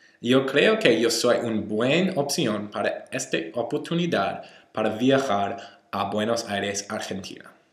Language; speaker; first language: Spanish; non-native, learner; English